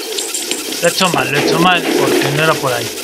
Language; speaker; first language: Spanish; native; Spanish